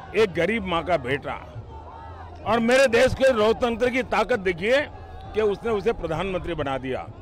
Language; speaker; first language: Hindi; non-native, local second language; Gujarati